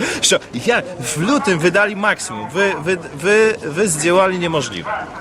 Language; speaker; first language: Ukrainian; non-native, learner; Polish